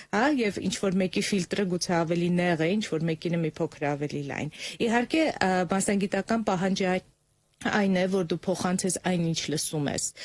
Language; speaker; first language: Armenian; native; Armenian